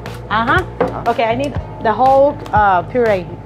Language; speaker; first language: English; non-native, learner; Spanish